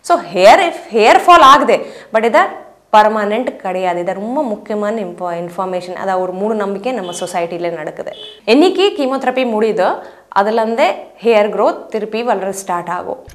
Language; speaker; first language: Tamil; non-native, fluent; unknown